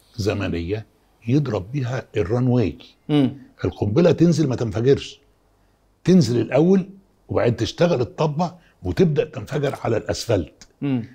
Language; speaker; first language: Arabic; native; Arabic